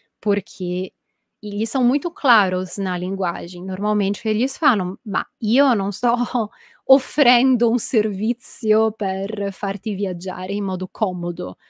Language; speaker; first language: Portuguese; non-native, fluent; Italian